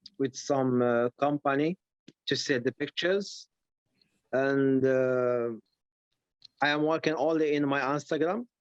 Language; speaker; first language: English; non-native, learner; Arabic